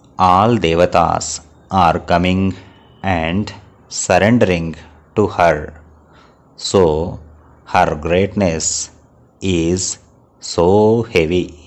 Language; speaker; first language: English; non-native, local second language; Telugu